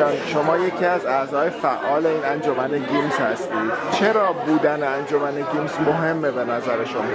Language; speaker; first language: Persian; native; Persian